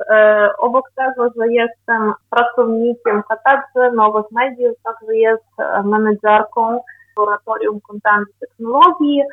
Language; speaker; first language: Polish; non-native, fluent; Ukrainian